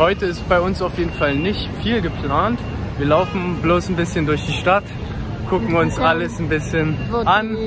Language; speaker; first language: German; native; German